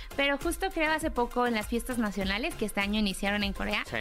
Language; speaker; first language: Spanish; native; Spanish